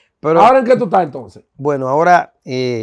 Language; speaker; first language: Spanish; native; Spanish